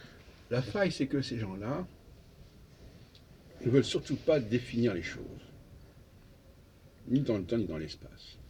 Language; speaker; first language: French; native; French